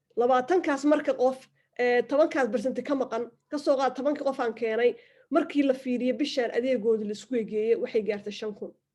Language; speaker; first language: Somali; early bilingual, heritage; Somali